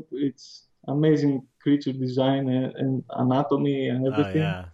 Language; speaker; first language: English; non-native, fluent; Greek